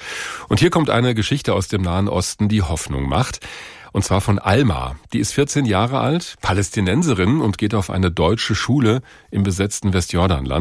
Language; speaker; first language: German; native; German